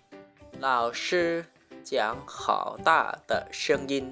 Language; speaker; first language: Chinese; non-native, fluent; Lao